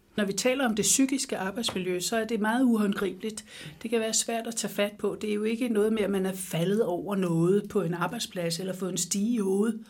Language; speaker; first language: Danish; native; Danish